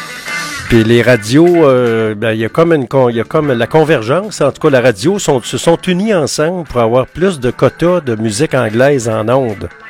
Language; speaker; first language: French; native; French